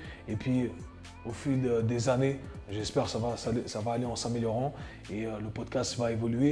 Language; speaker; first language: French; native; French